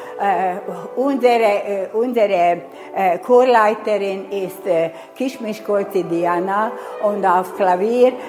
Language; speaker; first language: German; non-native, local second language; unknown